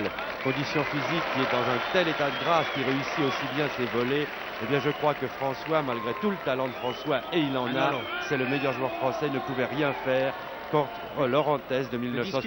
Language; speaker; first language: French; native; French